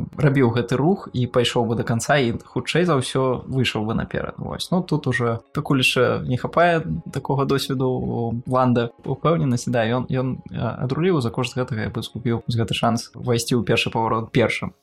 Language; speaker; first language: Belarusian; non-native, local second language; Russian